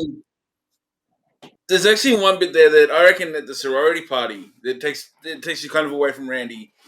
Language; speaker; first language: English; native; English